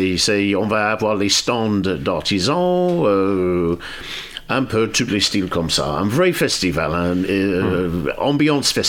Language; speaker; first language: French; non-native, fluent; English